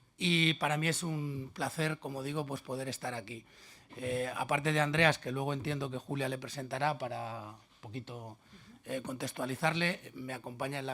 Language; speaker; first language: Spanish; native; Spanish